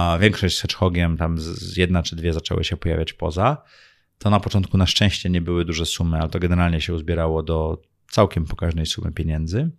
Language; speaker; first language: Polish; early bilingual, heritage; Polish